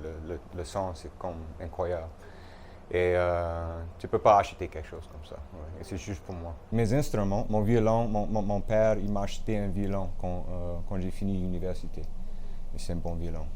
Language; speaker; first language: French; non-native, local second language; English